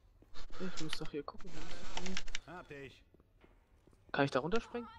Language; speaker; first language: German; native; German